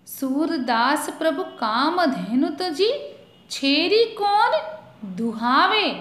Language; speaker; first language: Hindi; non-native, local second language; Gujarati